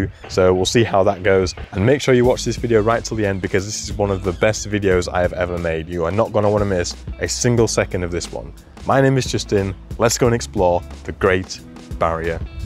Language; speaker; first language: English; native; English